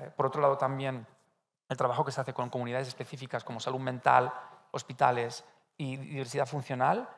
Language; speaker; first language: Spanish; native; Spanish